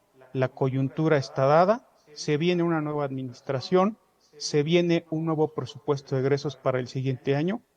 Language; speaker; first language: Spanish; native; Spanish